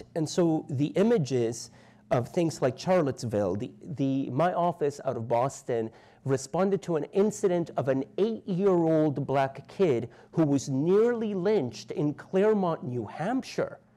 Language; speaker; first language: English; native; English